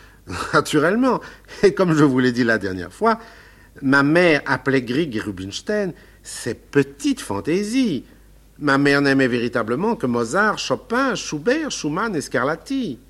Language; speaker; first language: French; native; French